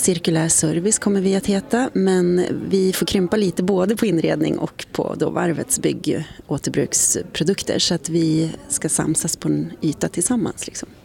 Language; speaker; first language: Swedish; native; Swedish